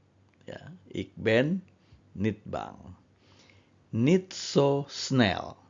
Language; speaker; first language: Dutch; non-native, fluent; Indonesian